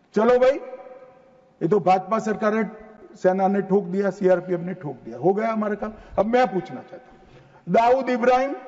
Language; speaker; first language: Hindi; native; Hindi